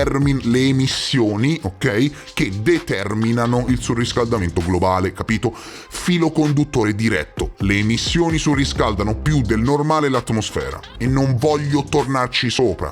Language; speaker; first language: Italian; native; Italian